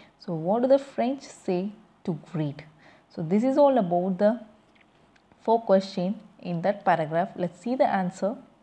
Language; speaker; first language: English; non-native, local second language; Tamil